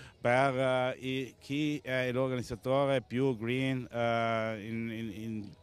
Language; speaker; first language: Italian; non-native, local second language; German